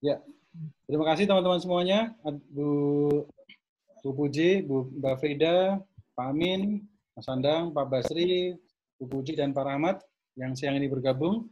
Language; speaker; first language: Indonesian; native; Indonesian